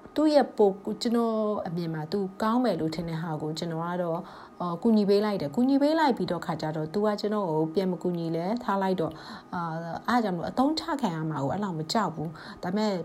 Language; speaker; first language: Burmese; non-native, local second language; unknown